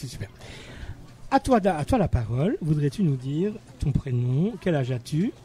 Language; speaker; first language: French; native; French